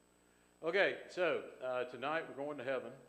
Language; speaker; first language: English; native; English